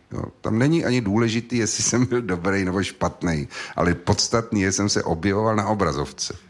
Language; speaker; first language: Czech; native; Czech